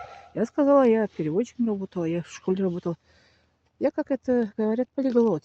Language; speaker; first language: Russian; non-native, local second language; Tajik